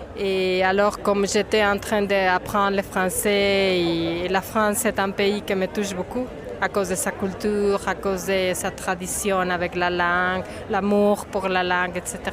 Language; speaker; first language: French; non-native, fluent; Spanish